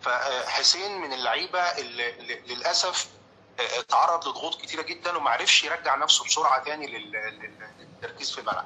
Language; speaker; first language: Arabic; native; Arabic